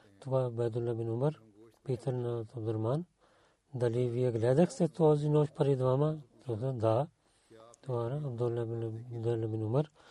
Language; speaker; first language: Bulgarian; non-native, learner; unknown